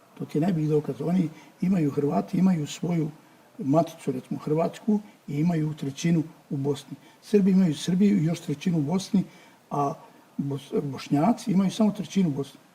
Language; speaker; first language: Bosnian; native; Bosnian